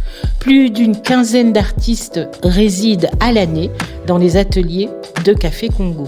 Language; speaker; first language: French; native; French